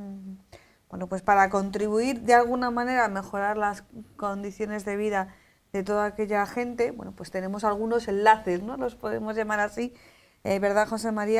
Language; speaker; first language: Spanish; native; Spanish